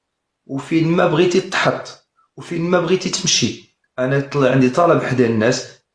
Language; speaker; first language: Arabic; native; Arabic